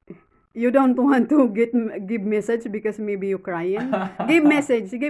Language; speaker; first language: English; non-native, local second language; Filipino